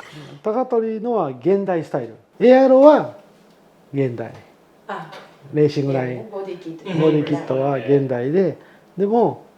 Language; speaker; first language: Japanese; native; Japanese